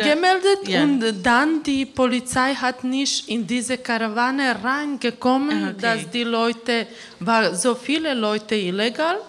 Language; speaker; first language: German; non-native, learner; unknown